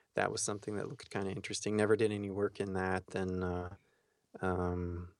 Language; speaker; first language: English; early bilingual, heritage; German